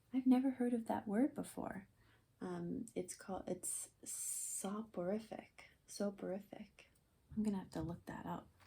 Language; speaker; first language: English; native; English